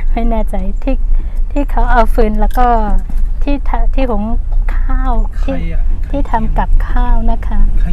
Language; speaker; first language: Thai; non-native, local second language; Shan